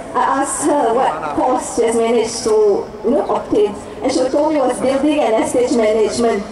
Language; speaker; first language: English; non-native, local second language; Malay